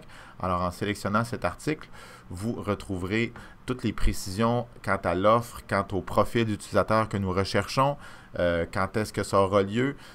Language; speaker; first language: French; native; French